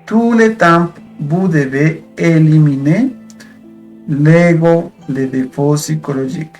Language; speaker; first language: French; non-native, fluent; Spanish